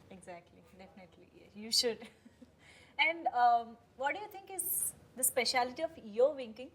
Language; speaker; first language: English; non-native, local second language; Telugu